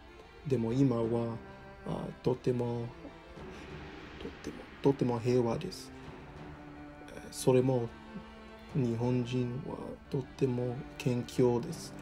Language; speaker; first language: Japanese; non-native, learner; English